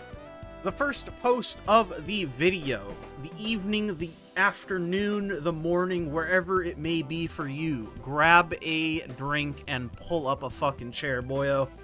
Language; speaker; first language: English; native; English